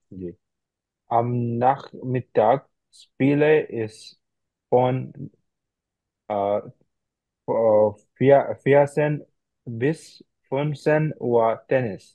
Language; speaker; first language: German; non-native, learner; Bangla